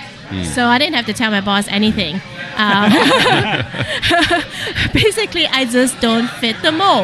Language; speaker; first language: English; non-native, local second language; Cantonese